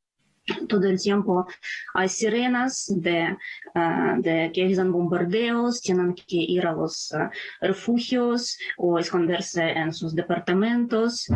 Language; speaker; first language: Spanish; non-native, fluent; Ukrainian